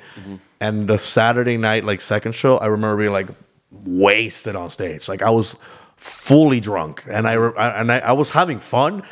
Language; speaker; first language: English; early bilingual, other home language; Spanish